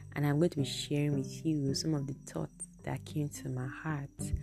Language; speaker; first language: English; non-native, local second language; Igbo